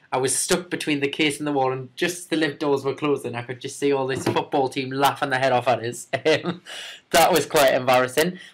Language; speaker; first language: English; native; English